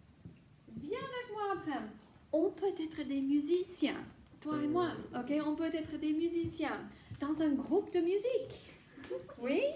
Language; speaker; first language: French; non-native, fluent; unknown